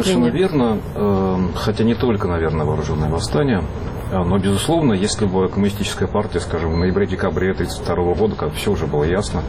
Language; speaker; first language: Russian; native; Russian